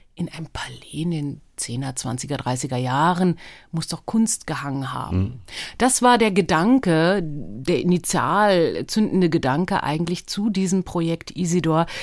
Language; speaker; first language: German; early bilingual, other home language; Hebrew